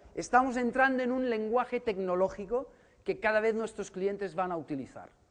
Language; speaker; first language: Spanish; native; Spanish